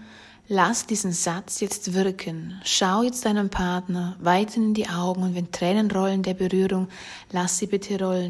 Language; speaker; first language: German; native; German